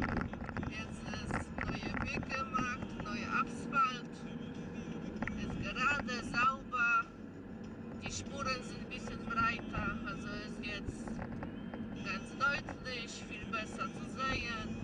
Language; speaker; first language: German; non-native, learner; Polish